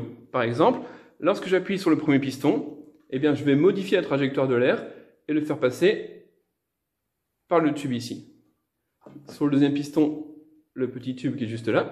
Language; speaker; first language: French; native; French